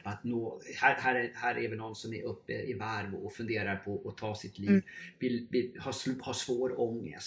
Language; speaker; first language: Swedish; native; Swedish